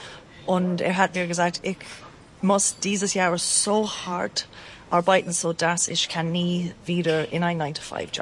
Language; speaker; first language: German; non-native, fluent; English